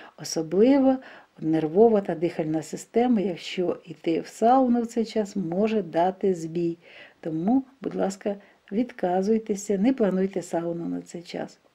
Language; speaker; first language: Ukrainian; non-native, local second language; Russian